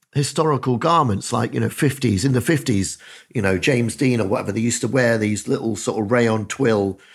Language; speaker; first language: English; native; English